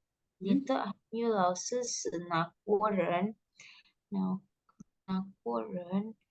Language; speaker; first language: Chinese; non-native, learner; Indonesian